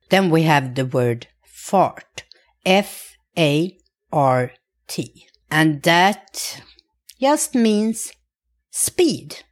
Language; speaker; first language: English; non-native, fluent; Swedish